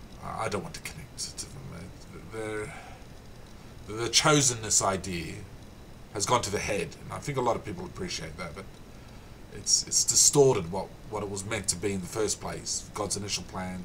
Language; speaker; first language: English; native; English